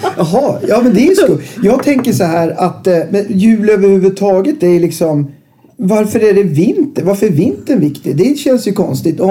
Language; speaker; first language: Swedish; native; Swedish